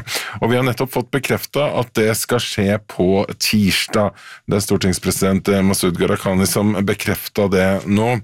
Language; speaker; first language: Norwegian; native; Norwegian